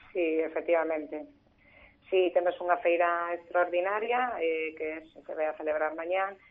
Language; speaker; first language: Galician; non-native, local second language; Spanish